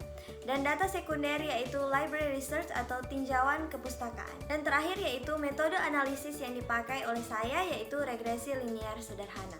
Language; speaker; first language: Indonesian; native; Indonesian